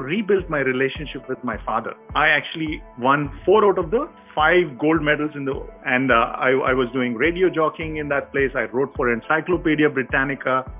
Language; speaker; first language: English; non-native, local second language; Telugu